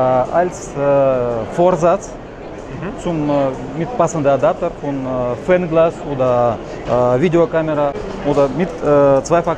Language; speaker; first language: German; non-native, learner; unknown